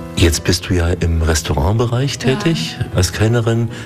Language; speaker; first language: German; native; German